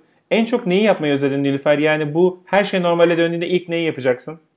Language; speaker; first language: Turkish; native; Turkish